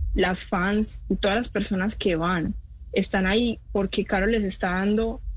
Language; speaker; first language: Spanish; native; Spanish